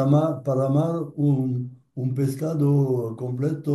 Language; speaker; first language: Spanish; non-native, learner; French